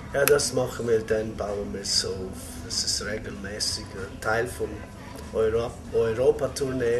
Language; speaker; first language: German; non-native, fluent; Maltese